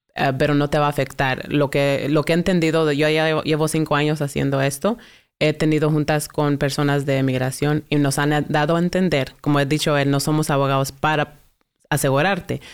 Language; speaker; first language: Spanish; early bilingual, heritage; Spanish